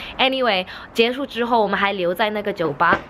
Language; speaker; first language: Chinese; early bilingual, heritage; Chinese